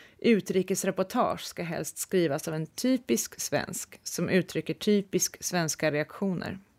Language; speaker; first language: Swedish; native; Swedish